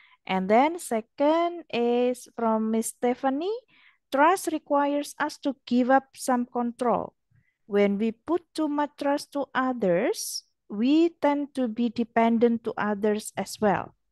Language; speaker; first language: English; non-native, fluent; Indonesian